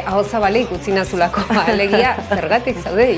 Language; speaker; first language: Basque; native; Basque